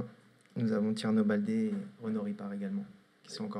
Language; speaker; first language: French; native; French